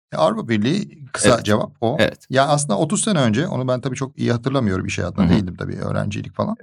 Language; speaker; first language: Turkish; native; Turkish